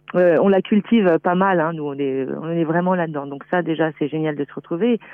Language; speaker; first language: French; native; French